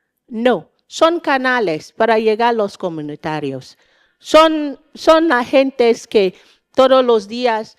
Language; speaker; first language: Spanish; non-native, learner; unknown